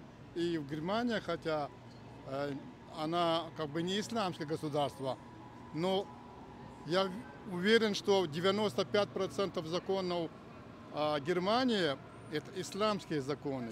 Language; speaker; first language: Russian; non-native, fluent; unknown